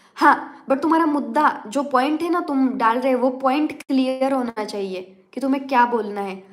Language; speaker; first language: Hindi; non-native, local second language; Marathi